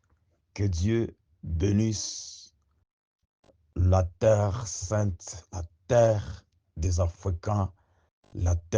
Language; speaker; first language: French; non-native, local second language; Swahili